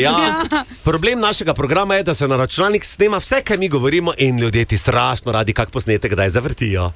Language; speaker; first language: Slovenian; native; Slovenian